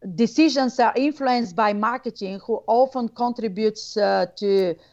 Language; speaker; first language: English; non-native, fluent; Bulgarian